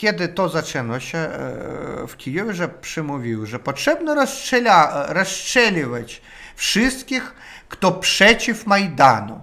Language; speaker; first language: Polish; non-native, learner; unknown